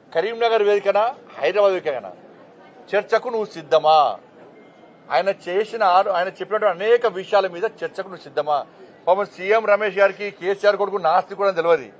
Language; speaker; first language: Telugu; native; Telugu